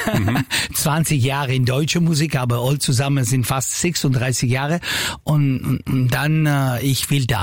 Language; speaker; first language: German; non-native, fluent; Italian